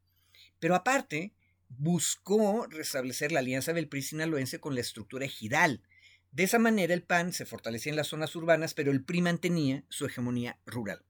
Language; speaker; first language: Spanish; native; Spanish